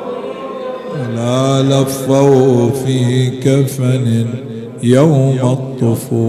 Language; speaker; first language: Arabic; native; Arabic